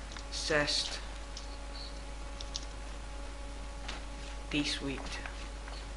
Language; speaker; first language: French; non-native, learner; English